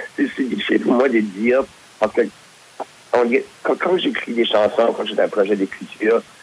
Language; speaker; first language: French; native; French